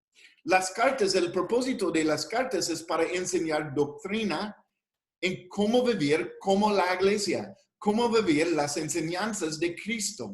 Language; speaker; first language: Spanish; non-native, fluent; English